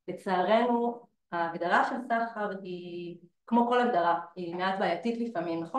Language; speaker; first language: Hebrew; native; Hebrew